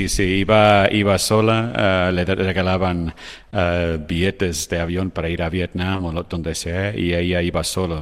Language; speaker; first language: Spanish; non-native, fluent; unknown